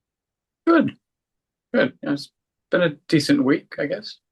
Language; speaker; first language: English; native; English